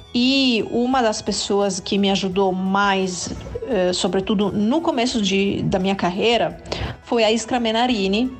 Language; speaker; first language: Portuguese; non-native, fluent; Italian